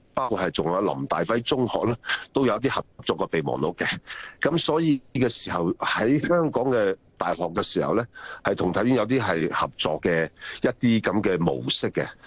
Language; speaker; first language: Cantonese; native; Cantonese